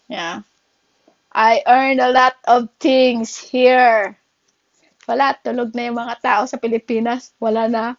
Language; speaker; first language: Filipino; native; Filipino